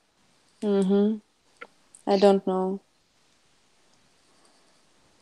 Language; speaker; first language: English; non-native, learner; Russian